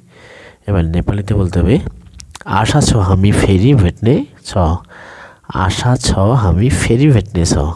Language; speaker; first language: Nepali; non-native, local second language; Bangla